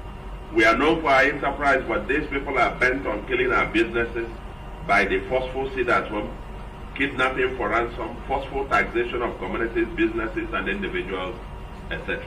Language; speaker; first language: English; non-native, local second language; Igbo